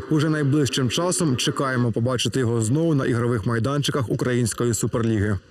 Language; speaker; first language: Ukrainian; native; Ukrainian